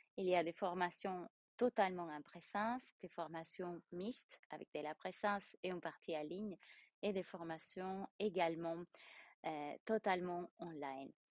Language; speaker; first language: French; non-native, fluent; Spanish